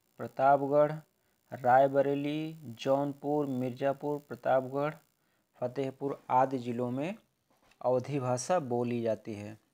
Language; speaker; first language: Hindi; native; Hindi